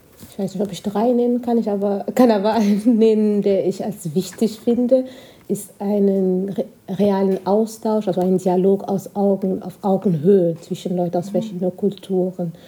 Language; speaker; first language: German; non-native, fluent; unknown